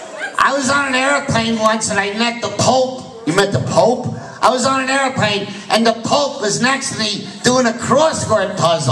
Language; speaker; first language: English; native; English